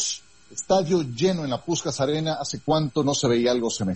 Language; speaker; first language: Spanish; native; Spanish